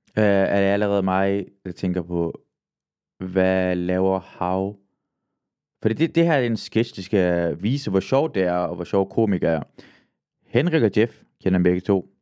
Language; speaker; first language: Danish; early bilingual, other home language; Persian